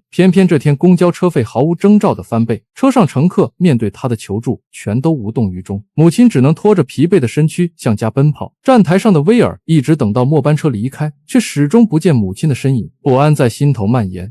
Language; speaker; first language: Chinese; native; Chinese